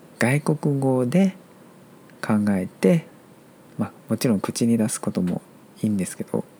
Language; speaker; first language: Japanese; non-native, fluent; Chinese